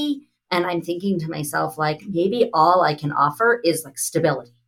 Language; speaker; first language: English; native; English